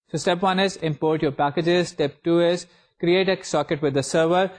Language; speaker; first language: English; non-native, local second language; Urdu